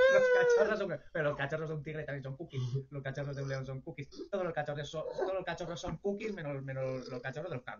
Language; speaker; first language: Spanish; native; Spanish